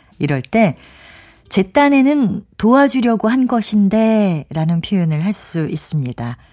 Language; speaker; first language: Korean; native; Korean